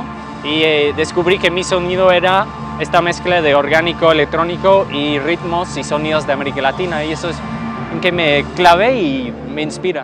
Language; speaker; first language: Spanish; non-native, fluent; English